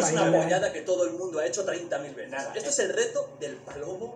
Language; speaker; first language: Spanish; native; Spanish